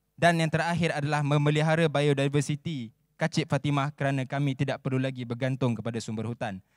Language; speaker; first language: Malay; native; Malay